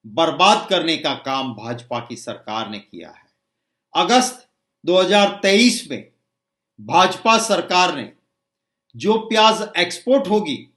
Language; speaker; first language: Hindi; non-native, local second language; Gujarati